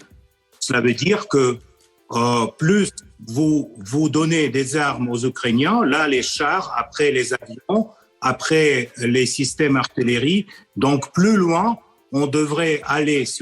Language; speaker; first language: French; non-native, fluent; Russian